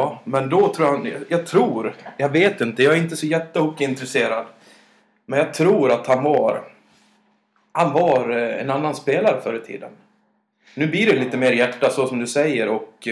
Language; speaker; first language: Swedish; native; Swedish